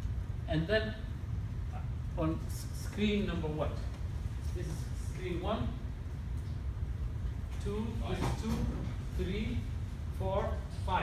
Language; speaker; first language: English; non-native, fluent; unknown